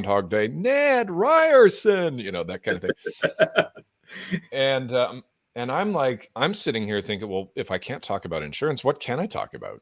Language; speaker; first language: English; native; English